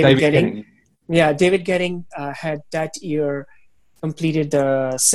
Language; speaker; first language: English; non-native, local second language; Hindi